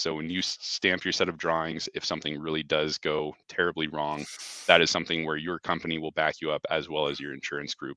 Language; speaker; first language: English; native; English